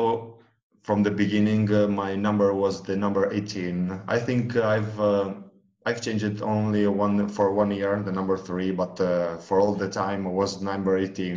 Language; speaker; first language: English; non-native, fluent; Italian